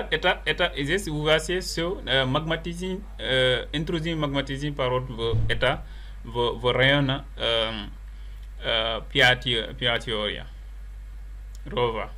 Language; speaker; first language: Russian; non-native, learner; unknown